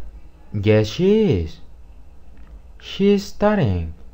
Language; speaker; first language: English; non-native, fluent; Spanish